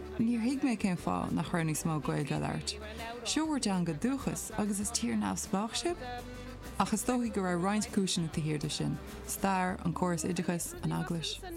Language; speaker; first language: Irish; non-native, fluent; French